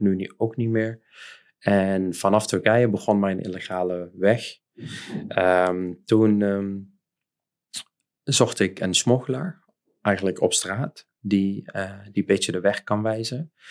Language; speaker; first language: Dutch; non-native, fluent; Arabic